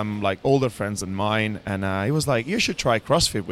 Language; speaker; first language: English; non-native, fluent; Italian